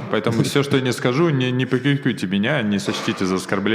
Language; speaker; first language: Russian; native; Russian